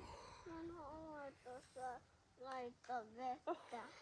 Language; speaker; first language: Finnish; early bilingual, other home language; Kinyarwanda